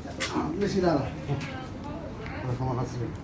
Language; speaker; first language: Arabic; non-native, learner; Urdu